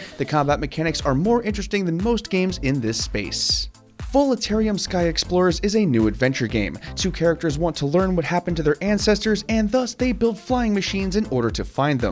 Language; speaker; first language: English; native; English